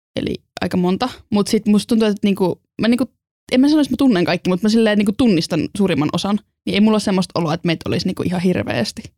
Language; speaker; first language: Finnish; early bilingual, other home language; Estonian